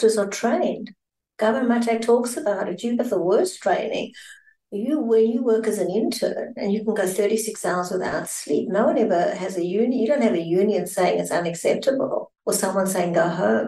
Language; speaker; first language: English; native; English